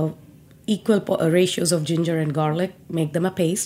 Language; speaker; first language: English; non-native, local second language; Telugu